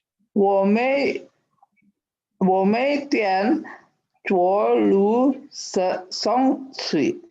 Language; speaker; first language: Chinese; non-native, learner; Indonesian